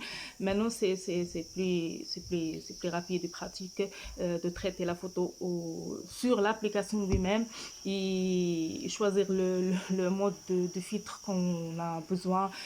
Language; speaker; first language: French; non-native, fluent; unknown